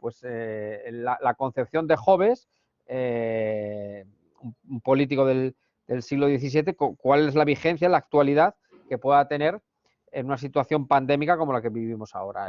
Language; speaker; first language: Spanish; native; Spanish